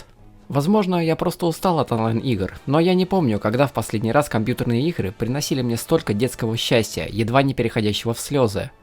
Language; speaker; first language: Russian; native; Russian